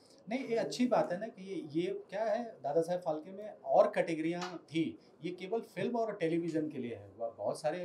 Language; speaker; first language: Hindi; native; Hindi